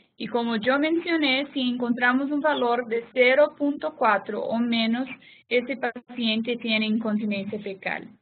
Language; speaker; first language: Spanish; non-native, fluent; Portuguese